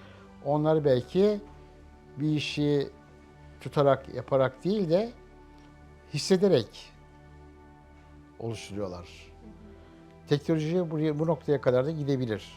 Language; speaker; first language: Turkish; native; Turkish